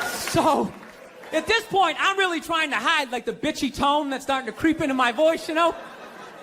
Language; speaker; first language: English; native; English